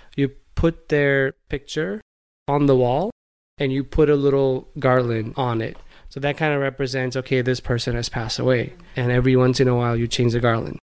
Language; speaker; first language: English; non-native, local second language; Gujarati